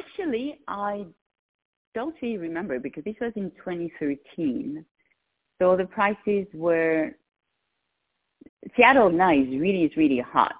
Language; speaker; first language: English; non-native, fluent; French